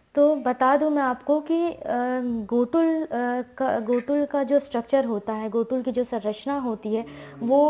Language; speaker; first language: Hindi; native; Hindi